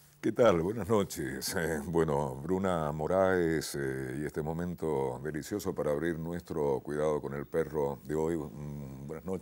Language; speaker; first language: Spanish; native; Spanish